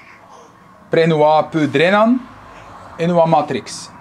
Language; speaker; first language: French; non-native, local second language; Dutch